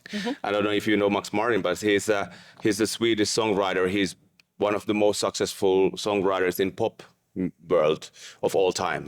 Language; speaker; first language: English; non-native, fluent; Finnish